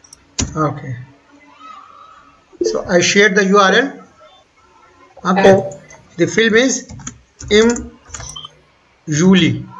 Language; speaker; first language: English; non-native, local second language; Hindi